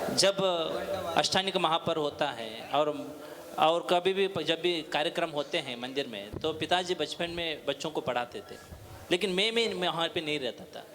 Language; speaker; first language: Hindi; non-native, local second language; Kannada